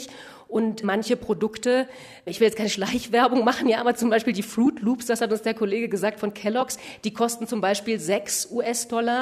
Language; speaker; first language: German; native; German